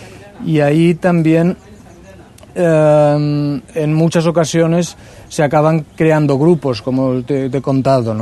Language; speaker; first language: Spanish; native; Spanish